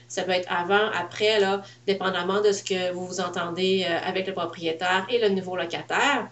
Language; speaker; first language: French; native; French